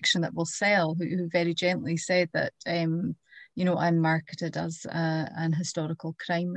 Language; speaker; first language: English; native; English